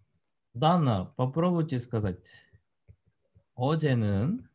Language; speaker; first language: Russian; non-native, fluent; Korean